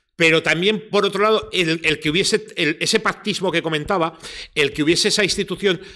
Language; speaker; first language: Spanish; native; Spanish